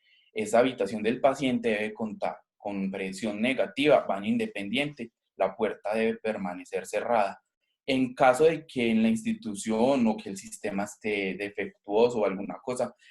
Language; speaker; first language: Spanish; native; Spanish